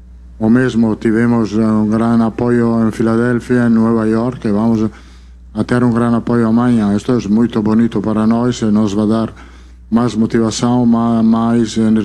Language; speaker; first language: Portuguese; non-native, fluent; Italian